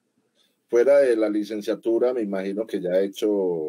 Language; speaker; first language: Spanish; native; Spanish